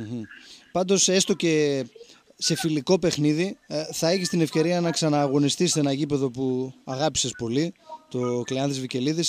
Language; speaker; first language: Greek; native; Greek